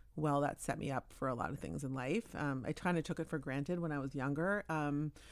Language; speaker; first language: English; native; English